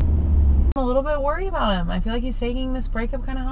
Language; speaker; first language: English; native; English